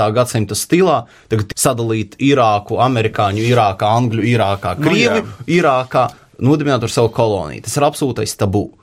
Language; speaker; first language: Latvian; native; Latvian